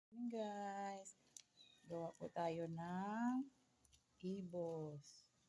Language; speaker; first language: Filipino; non-native, local second language; Bikol